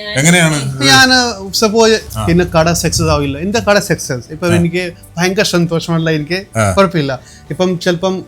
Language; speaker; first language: Malayalam; non-native, learner; Kannada